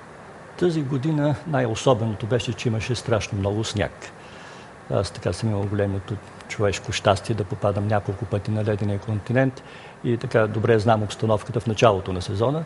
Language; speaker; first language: Bulgarian; native; Bulgarian